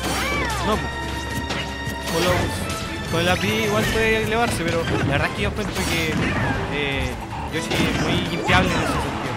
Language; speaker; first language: Spanish; native; Spanish